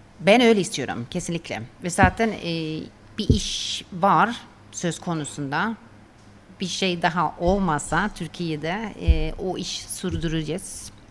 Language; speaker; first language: Turkish; non-native, fluent; Swedish